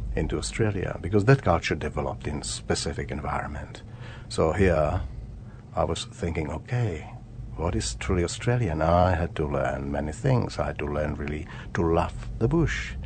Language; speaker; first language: English; non-native, fluent; Czech